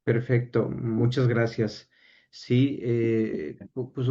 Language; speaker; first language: Spanish; native; Spanish